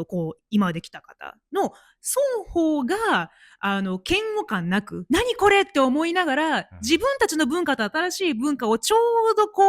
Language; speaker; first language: Japanese; native; Japanese